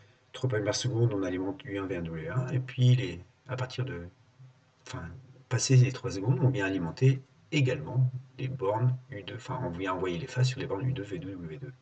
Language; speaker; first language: French; native; French